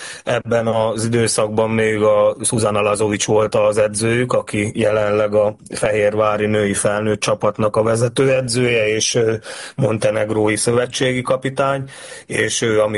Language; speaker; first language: Hungarian; native; Hungarian